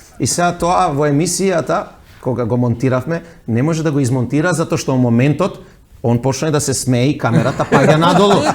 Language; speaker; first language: Macedonian; early bilingual, heritage; Macedonian